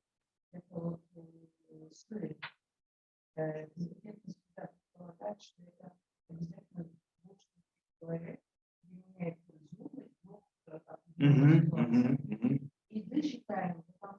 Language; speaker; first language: Russian; non-native, local second language; Kyrgyz